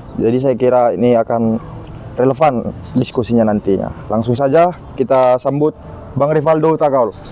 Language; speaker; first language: Indonesian; native; Indonesian